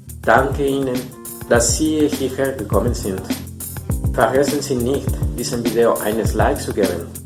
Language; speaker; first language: German; non-native, fluent; Spanish